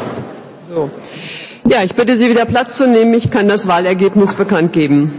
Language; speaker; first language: German; native; German